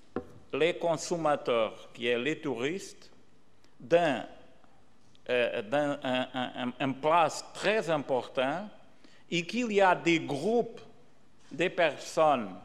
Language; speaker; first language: French; non-native, learner; Portuguese